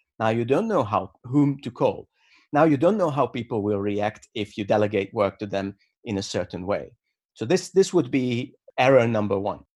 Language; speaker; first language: English; non-native, fluent; Hungarian